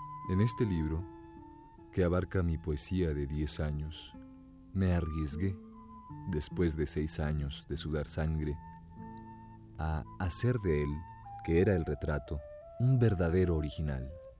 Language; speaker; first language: Spanish; native; Spanish